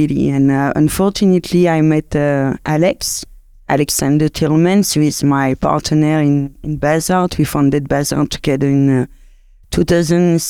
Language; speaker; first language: English; non-native, fluent; French